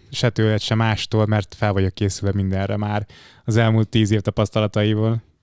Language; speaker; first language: Hungarian; native; Hungarian